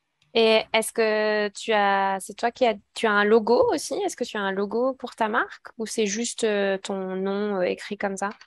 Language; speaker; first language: French; native; French